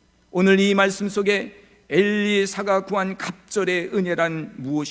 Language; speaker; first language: Korean; native; Korean